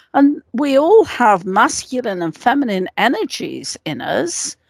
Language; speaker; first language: English; native; English